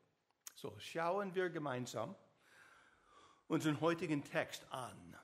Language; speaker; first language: German; non-native, learner; English